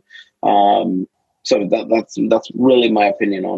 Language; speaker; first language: English; native; English